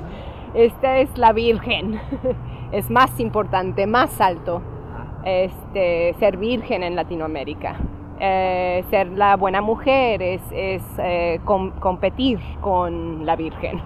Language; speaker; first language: Spanish; early bilingual, heritage; English